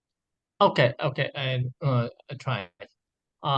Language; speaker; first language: English; non-native, learner; Vietnamese